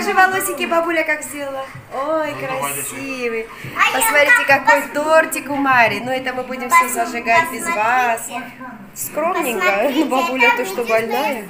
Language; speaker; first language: Russian; native; Russian